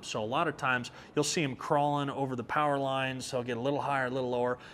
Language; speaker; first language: English; native; English